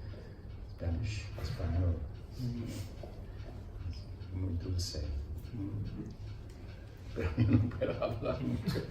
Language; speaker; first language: Spanish; non-native, learner; English